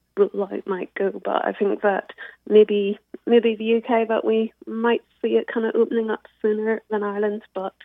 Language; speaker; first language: English; native; English